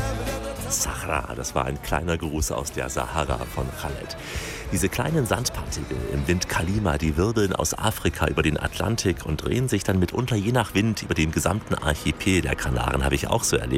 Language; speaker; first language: German; native; German